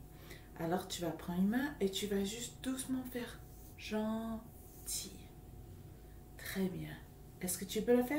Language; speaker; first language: French; non-native, fluent; English